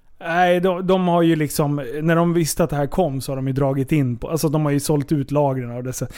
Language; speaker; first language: Swedish; native; Swedish